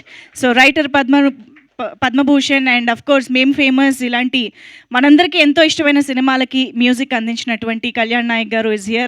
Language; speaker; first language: Telugu; native; Telugu